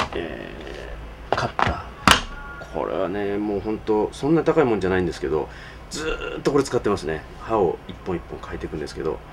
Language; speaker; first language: Japanese; native; Japanese